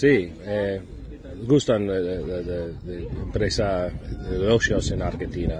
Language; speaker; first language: Spanish; non-native, learner; English